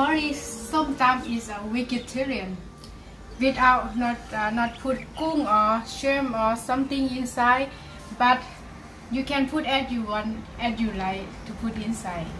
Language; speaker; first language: English; non-native, learner; Lao